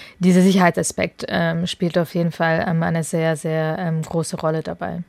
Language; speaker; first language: German; early bilingual, other home language; Russian